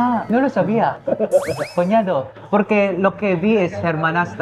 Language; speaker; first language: Spanish; non-native, fluent; Cebuano